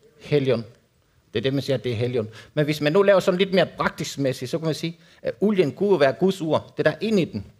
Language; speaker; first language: Danish; non-native, fluent; Spanish